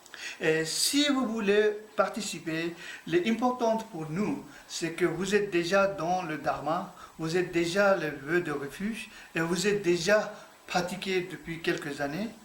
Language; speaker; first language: French; non-native, learner; Tibetan